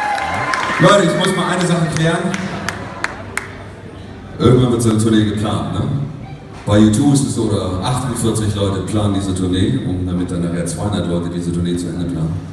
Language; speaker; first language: German; native; German